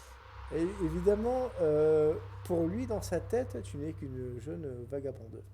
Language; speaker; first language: French; native; French